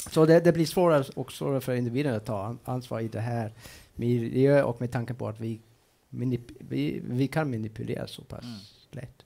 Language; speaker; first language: Swedish; non-native, fluent; English